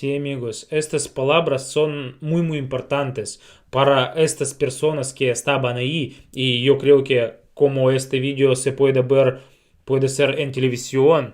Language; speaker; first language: Spanish; non-native, fluent; Russian